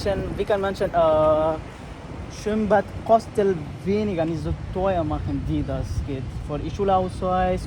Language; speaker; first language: German; non-native, learner; Bangla